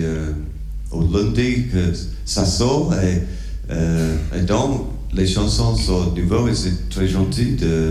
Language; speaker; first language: French; non-native, learner; English